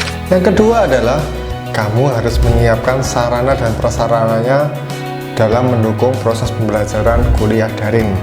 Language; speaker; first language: Indonesian; native; Indonesian